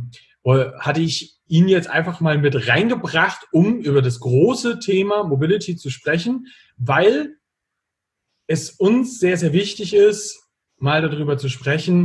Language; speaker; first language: German; native; German